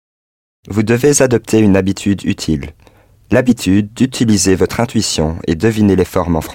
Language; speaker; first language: French; non-native, learner; English